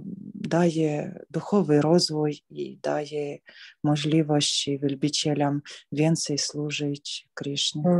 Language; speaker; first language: Polish; non-native, learner; Ukrainian